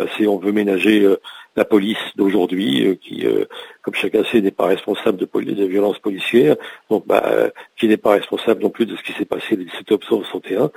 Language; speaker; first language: French; native; French